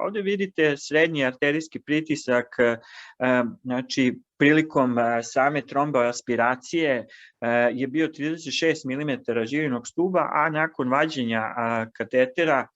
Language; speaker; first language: Serbian; native; Serbian